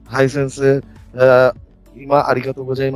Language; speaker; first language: Japanese; non-native, learner; Bangla